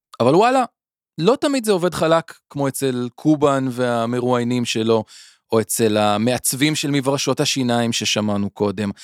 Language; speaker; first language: Hebrew; native; Hebrew